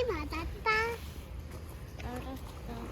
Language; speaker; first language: Korean; early bilingual, heritage; Korean